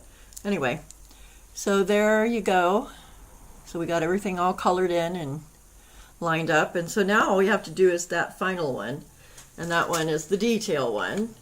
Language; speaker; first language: English; native; English